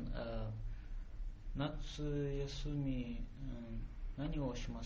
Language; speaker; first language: Japanese; non-native, learner; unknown